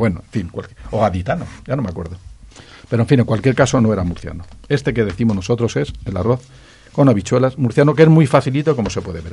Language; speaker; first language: Spanish; native; Spanish